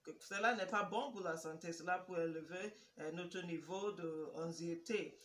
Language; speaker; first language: French; non-native, learner; English